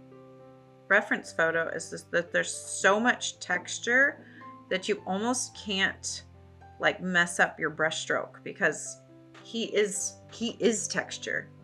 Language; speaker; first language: English; native; English